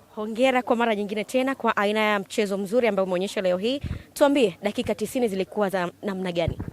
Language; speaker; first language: Swahili; native; Swahili